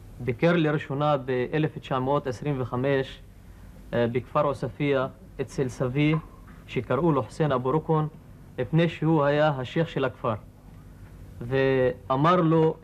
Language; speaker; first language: Hebrew; non-native, local second language; Arabic